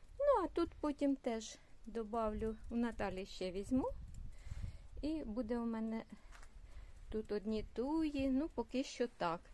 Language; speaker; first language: Ukrainian; non-native, local second language; Russian